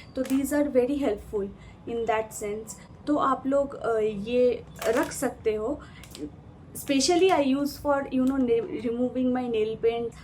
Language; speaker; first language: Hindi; non-native, local second language; Bangla